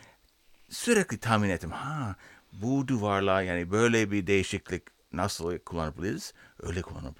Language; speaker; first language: Turkish; non-native, learner; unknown